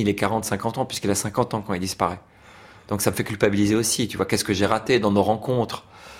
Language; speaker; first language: French; native; French